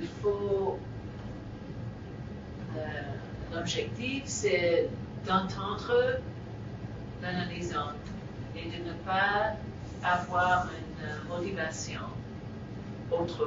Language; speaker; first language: French; non-native, learner; English